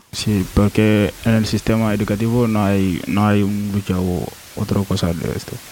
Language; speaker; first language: Spanish; non-native, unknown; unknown